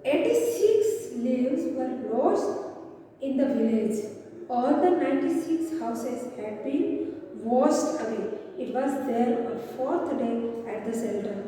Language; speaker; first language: English; non-native, local second language; Hindi